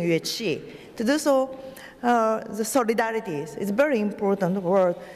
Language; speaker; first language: English; non-native, learner; Japanese